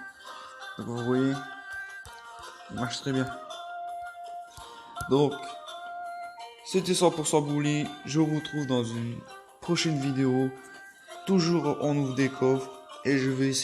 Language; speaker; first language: French; native; French